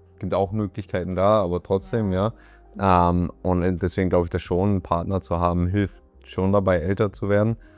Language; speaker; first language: German; native; German